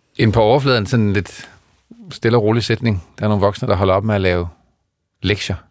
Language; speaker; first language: Danish; native; Danish